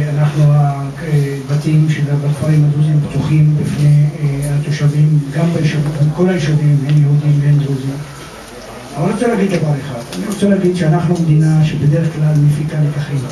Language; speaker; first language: Hebrew; non-native, local second language; Arabic